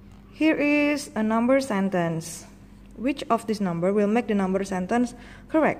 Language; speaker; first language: English; non-native, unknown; Indonesian